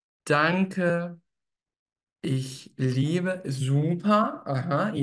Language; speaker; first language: German; native; German